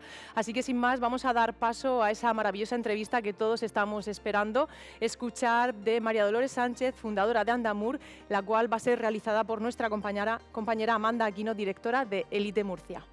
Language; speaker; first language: Spanish; native; Spanish